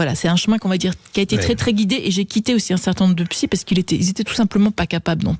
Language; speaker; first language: French; native; French